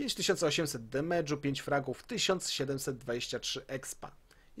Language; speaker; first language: Polish; native; Polish